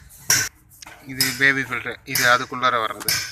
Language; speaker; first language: Tamil; native; Tamil